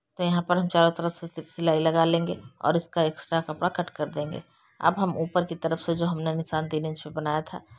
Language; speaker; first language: Hindi; native; Hindi